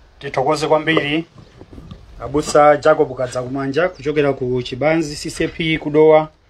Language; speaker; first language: Nyanja; native; Nyanja